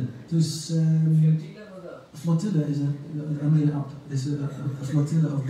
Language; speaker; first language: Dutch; non-native, learner; English